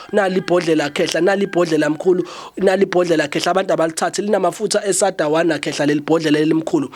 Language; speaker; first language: Zulu; native; Zulu